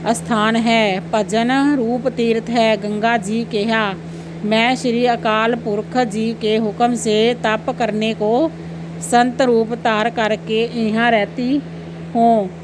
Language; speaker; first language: Hindi; non-native, local second language; Punjabi